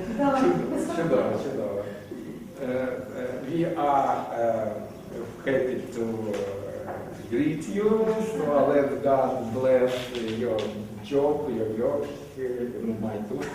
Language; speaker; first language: English; non-native, learner; Ukrainian